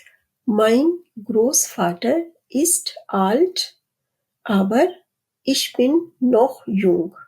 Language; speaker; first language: German; non-native, fluent; Urdu